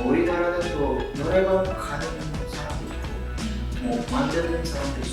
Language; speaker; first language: Korean; non-native, learner; Indonesian